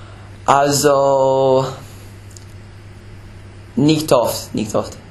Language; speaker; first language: German; non-native, learner; English